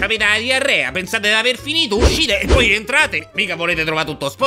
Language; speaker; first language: Italian; native; Italian